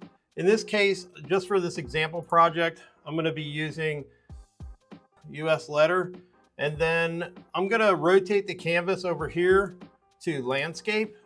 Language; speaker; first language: English; native; English